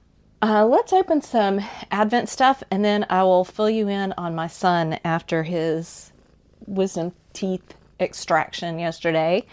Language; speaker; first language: English; native; English